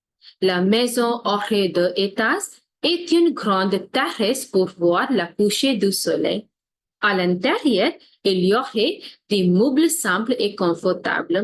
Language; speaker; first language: French; non-native, fluent; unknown